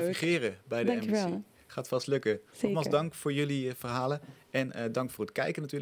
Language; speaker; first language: Dutch; native; Dutch